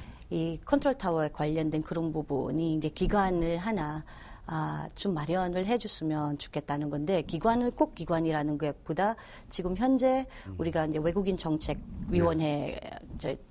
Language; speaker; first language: Korean; non-native, fluent; Filipino